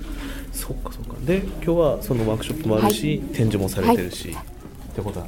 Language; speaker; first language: Japanese; native; Japanese